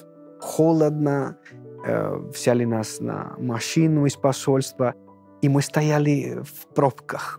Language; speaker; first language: Russian; non-native, fluent; Spanish